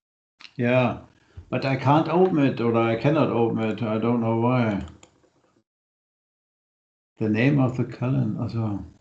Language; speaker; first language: English; non-native, fluent; German